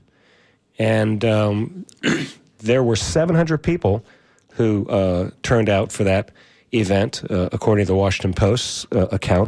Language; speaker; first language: English; native; English